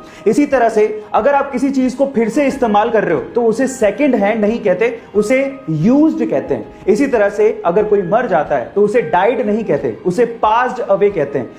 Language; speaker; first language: Hindi; native; Hindi